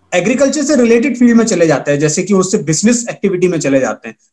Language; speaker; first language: Hindi; native; Hindi